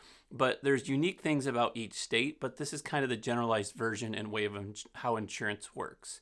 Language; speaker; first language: English; native; English